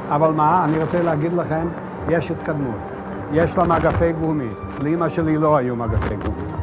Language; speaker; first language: Hebrew; non-native, fluent; Yiddish